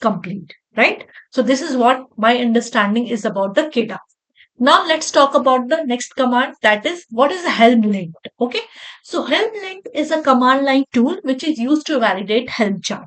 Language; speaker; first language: English; non-native, local second language; Hindi